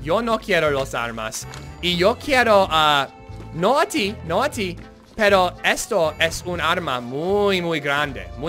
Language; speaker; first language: Spanish; non-native, learner; English